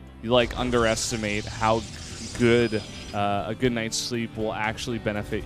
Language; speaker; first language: English; native; English